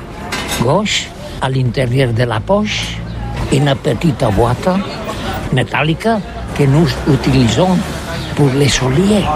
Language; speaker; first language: French; non-native, learner; Catalan